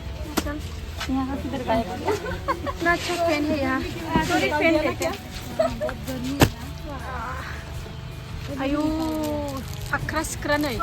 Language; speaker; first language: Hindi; non-native, local second language; Bodo